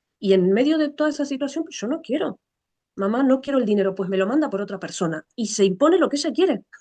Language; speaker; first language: Spanish; native; Spanish